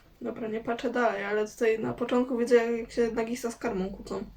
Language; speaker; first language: Polish; native; Polish